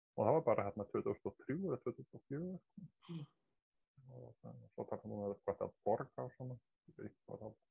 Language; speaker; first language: Icelandic; non-native, fluent; Dutch